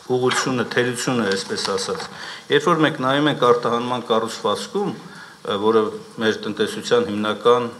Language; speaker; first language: Armenian; native; Armenian